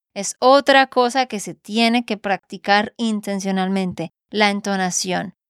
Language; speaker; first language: Spanish; native; Spanish